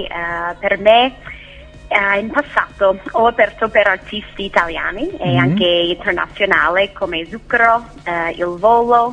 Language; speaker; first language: Italian; non-native, learner; English